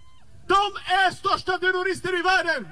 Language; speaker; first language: Swedish; non-native, fluent; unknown